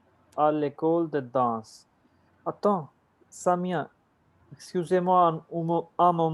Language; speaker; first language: French; non-native, learner; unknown